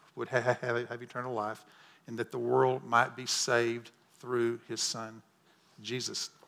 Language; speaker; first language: English; native; English